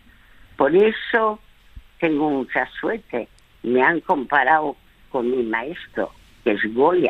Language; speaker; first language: Spanish; early bilingual, other home language; French